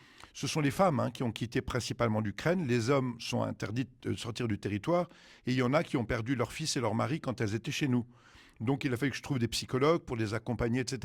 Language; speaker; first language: French; native; French